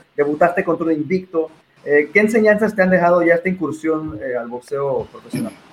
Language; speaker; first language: Spanish; native; Spanish